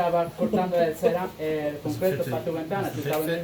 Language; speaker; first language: Spanish; early bilingual, heritage; Spanish